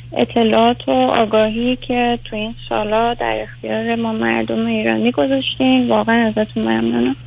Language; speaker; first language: Persian; early bilingual, heritage; Persian